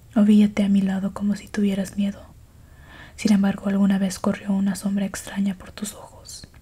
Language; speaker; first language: Spanish; early bilingual, heritage; Spanish